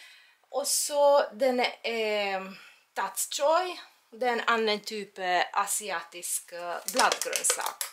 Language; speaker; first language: Norwegian; non-native, fluent; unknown